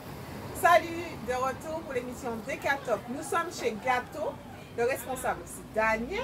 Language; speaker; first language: French; native; French